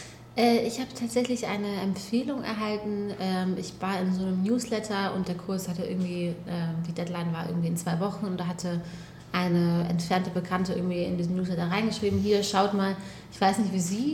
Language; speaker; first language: German; native; German